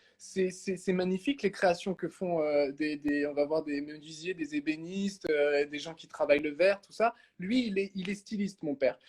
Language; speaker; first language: French; native; French